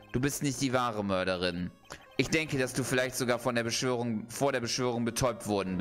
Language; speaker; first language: German; native; German